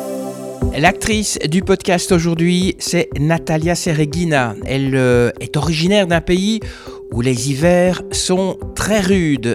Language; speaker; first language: French; native; French